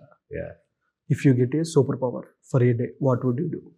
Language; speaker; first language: Telugu; native; Telugu